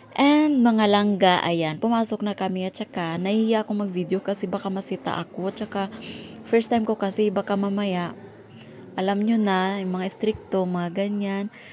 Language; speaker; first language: Filipino; non-native, local second language; Cebuano